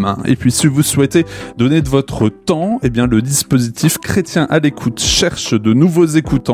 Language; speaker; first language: French; native; French